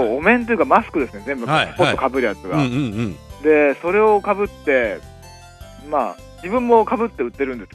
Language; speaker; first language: Japanese; native; Japanese